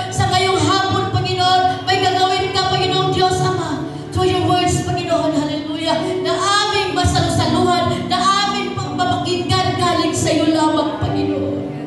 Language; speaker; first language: Filipino; non-native, local second language; Cebuano